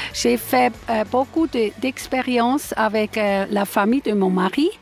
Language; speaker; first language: French; non-native, learner; Swiss German